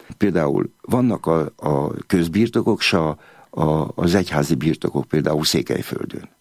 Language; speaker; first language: Hungarian; native; Hungarian